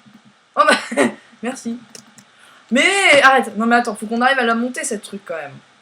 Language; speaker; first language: French; native; French